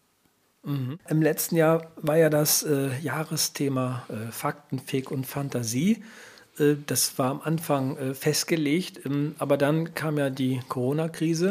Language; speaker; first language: German; native; German